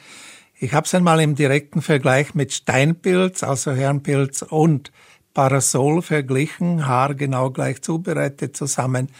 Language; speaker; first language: German; native; German